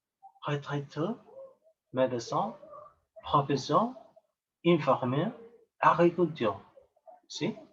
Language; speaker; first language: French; non-native, learner; Spanish